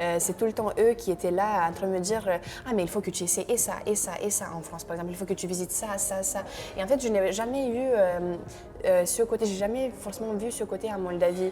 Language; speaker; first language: French; non-native, fluent; Romanian